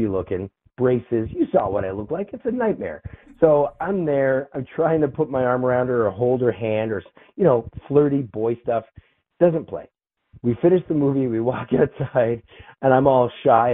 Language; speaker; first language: English; native; English